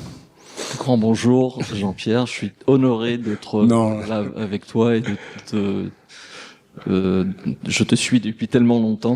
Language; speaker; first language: French; early bilingual, other home language; Portuguese